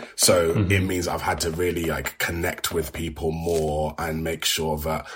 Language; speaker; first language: English; native; English